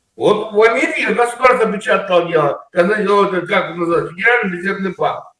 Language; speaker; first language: Russian; native; Russian